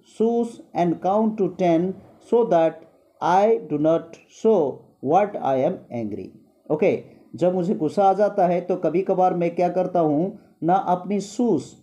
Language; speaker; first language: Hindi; non-native, local second language; Gujarati